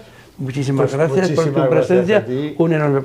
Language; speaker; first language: Spanish; native; Spanish